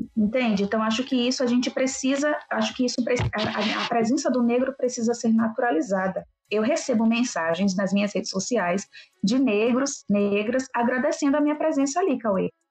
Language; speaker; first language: Portuguese; native; Portuguese